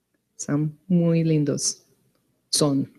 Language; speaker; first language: Portuguese; non-native, fluent; English